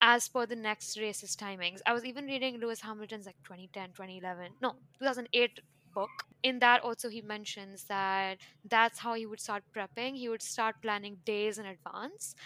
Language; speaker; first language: English; non-native, local second language; Hindi